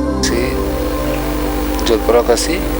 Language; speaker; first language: Spanish; non-native, learner; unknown